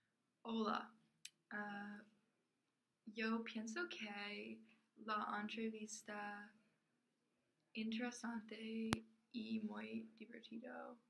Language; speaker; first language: Spanish; non-native, learner; English